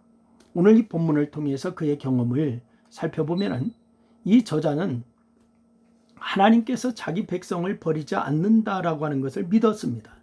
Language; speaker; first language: Korean; native; Korean